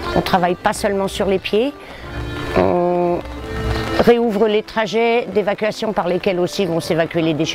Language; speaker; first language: French; native; French